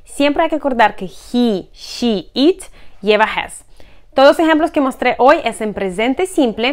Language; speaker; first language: Spanish; non-native, fluent; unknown